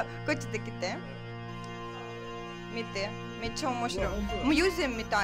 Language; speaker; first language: Japanese; non-native, learner; Russian